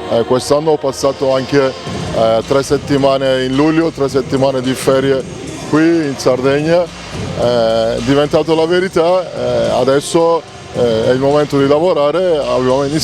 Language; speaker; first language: Italian; non-native, fluent; Turkish